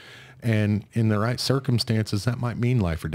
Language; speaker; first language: English; native; English